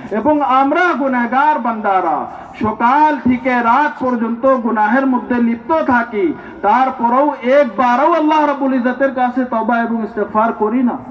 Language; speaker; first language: Bangla; non-native, learner; Urdu